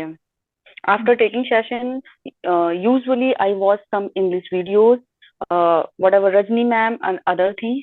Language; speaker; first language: English; non-native, learner; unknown